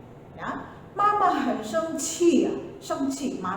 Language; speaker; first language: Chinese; non-native, fluent; Indonesian